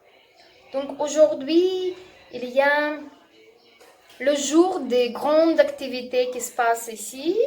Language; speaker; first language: French; non-native, learner; Russian